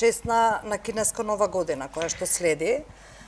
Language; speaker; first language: Macedonian; native; Macedonian